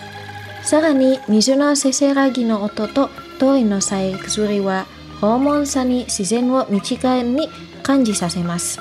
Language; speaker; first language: Japanese; non-native, fluent; Indonesian